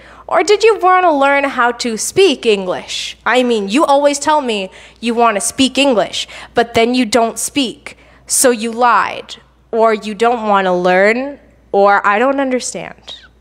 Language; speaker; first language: English; native; English